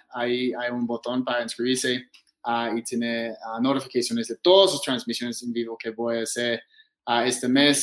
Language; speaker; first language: Spanish; non-native, fluent; English